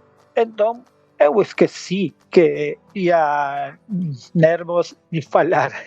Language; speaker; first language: Portuguese; non-native, learner; Spanish